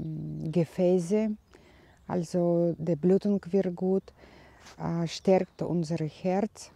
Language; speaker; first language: German; non-native, learner; Russian